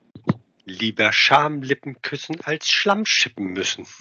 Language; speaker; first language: German; native; German